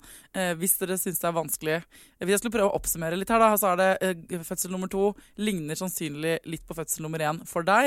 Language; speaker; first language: Norwegian; native; Norwegian